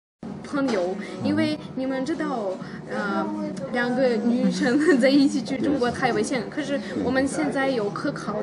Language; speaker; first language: Chinese; non-native, learner; Russian